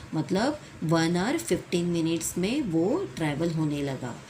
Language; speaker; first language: Hindi; non-native, local second language; Marathi